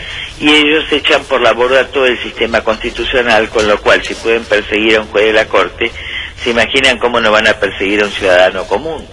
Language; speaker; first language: Spanish; native; Spanish